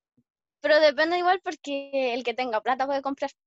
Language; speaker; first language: Spanish; native; Spanish